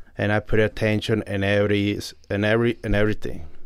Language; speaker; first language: English; non-native, learner; Spanish